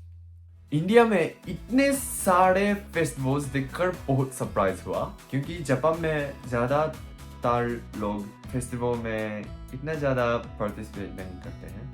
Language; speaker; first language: Hindi; non-native, learner; Japanese